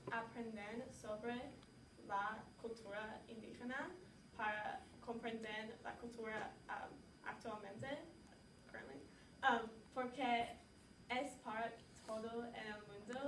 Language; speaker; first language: Spanish; non-native, learner; English